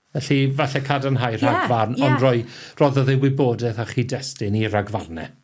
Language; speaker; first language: Welsh; native; Welsh